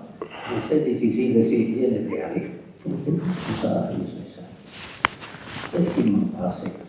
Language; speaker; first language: French; non-native, fluent; Spanish